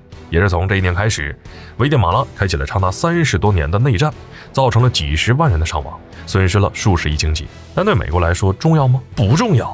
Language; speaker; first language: Chinese; native; Chinese